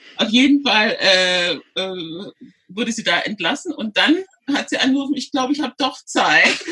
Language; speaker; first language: German; native; German